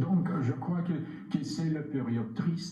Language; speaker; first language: French; non-native, fluent; Russian